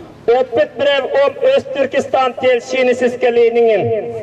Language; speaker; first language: Swedish; non-native, learner; Uyghur